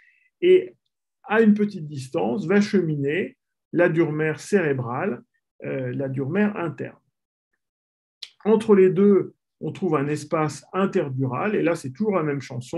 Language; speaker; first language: French; native; French